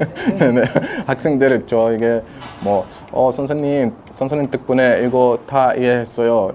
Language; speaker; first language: Korean; non-native, fluent; Arabic